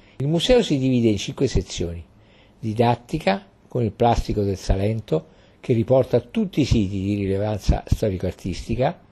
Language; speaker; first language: Italian; native; Italian